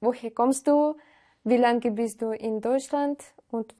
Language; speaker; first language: German; non-native, fluent; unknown